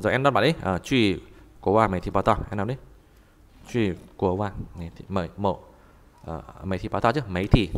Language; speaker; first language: Chinese; non-native, fluent; Vietnamese